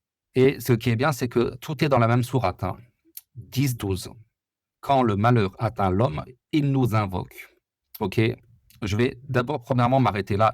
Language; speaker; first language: French; native; French